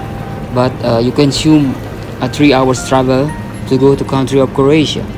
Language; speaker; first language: English; non-native, local second language; Filipino